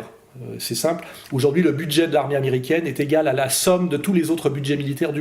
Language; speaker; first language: French; native; French